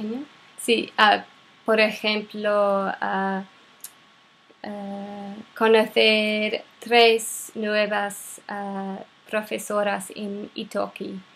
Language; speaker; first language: Spanish; non-native, learner; English